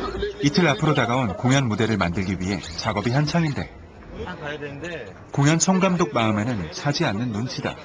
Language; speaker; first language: Korean; native; Korean